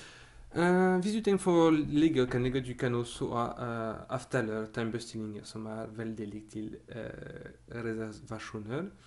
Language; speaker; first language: Norwegian; non-native, fluent; French